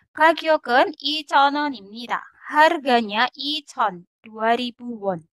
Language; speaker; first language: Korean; non-native, fluent; Indonesian